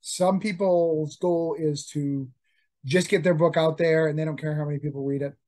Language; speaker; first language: English; native; English